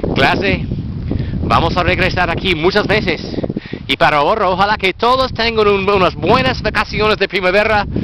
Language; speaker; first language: Spanish; non-native, learner; English